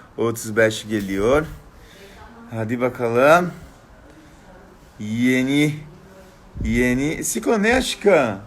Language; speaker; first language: Turkish; non-native, learner; Portuguese